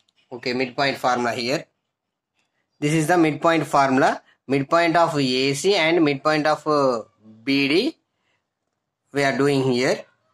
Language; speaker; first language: English; non-native, local second language; Telugu